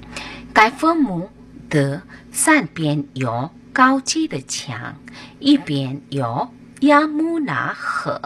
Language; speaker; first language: Chinese; non-native, fluent; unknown